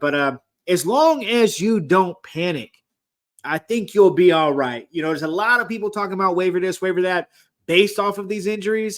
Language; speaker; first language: English; native; English